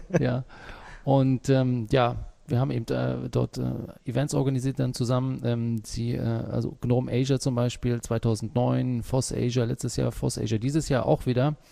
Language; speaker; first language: German; native; German